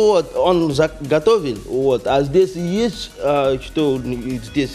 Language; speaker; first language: Russian; non-native, learner; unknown